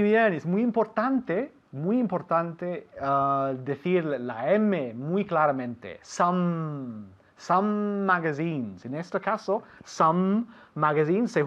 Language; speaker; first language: Spanish; non-native, fluent; English